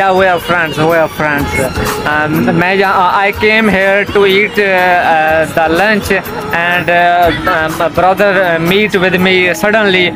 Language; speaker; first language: English; non-native, local second language; Urdu